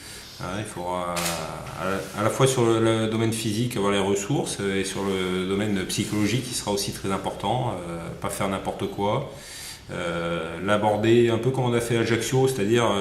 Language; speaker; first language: French; native; French